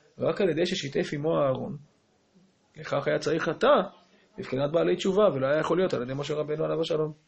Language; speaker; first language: Hebrew; native; Hebrew